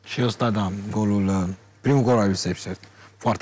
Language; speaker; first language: Romanian; native; Romanian